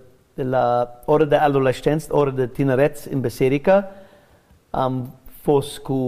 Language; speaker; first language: Romanian; non-native, learner; English